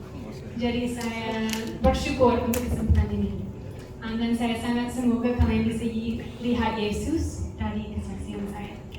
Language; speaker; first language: Indonesian; non-native, fluent; English